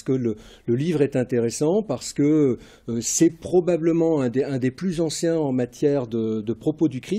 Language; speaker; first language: French; native; French